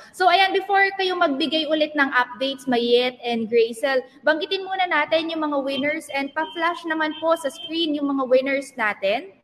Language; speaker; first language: Filipino; non-native, local second language; Pampanga